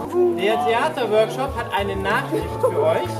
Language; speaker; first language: German; native; German